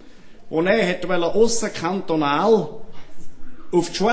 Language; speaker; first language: German; native; German